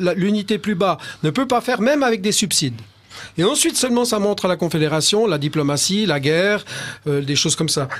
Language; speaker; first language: French; native; French